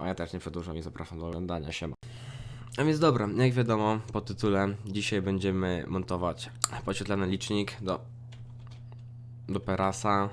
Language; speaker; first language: Polish; native; Polish